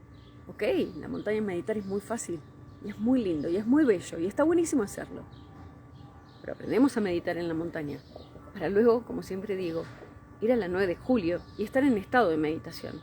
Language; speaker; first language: Spanish; native; Spanish